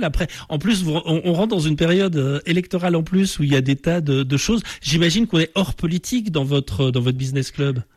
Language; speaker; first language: French; native; French